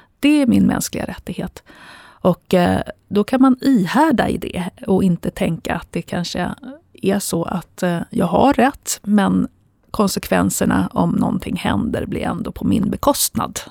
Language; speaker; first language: Swedish; native; Swedish